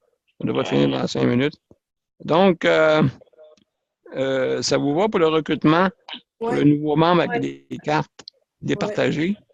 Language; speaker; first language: French; native; French